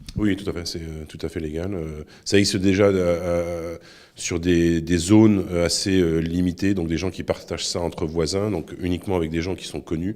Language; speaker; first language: French; native; French